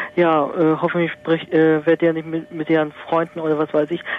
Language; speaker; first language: German; early bilingual, other home language; Turkish